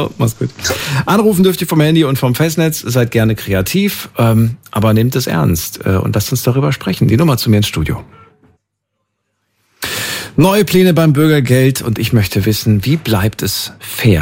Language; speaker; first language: German; native; German